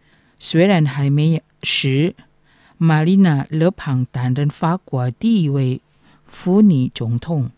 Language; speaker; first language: Chinese; non-native, fluent; Indonesian